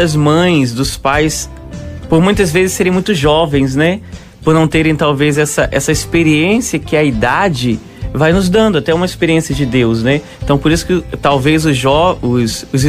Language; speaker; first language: Portuguese; native; Portuguese